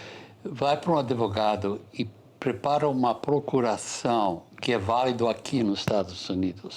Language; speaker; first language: Portuguese; non-native, fluent; English